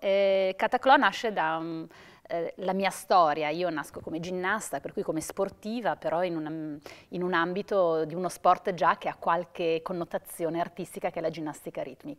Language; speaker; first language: Italian; native; Italian